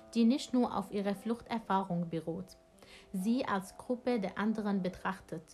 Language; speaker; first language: German; non-native, fluent; Arabic